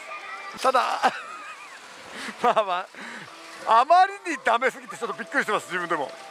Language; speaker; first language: Japanese; native; Japanese